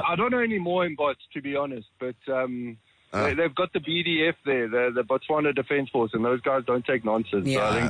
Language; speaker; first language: English; native; English